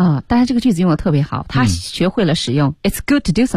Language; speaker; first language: Chinese; native; Chinese